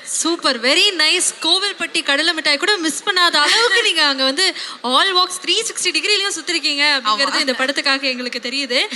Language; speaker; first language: Tamil; native; Tamil